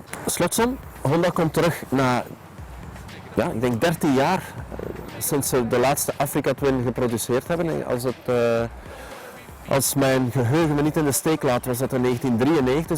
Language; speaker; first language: Dutch; native; Dutch